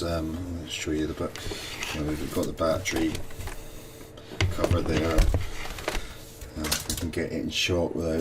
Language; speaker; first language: English; native; English